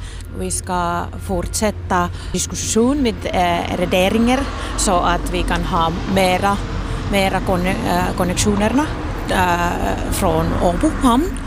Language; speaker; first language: Swedish; non-native, local second language; Finnish